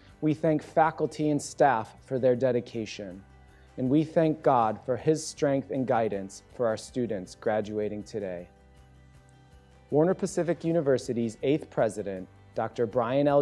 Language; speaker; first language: English; native; English